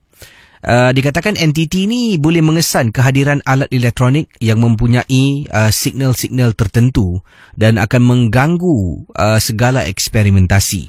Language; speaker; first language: Malay; native; Malay